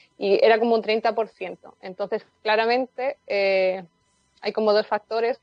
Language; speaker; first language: Spanish; native; Spanish